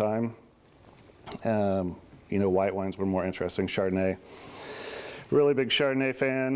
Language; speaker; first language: English; native; English